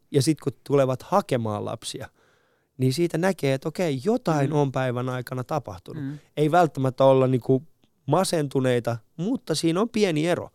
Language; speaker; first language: Finnish; early bilingual, other home language; Persian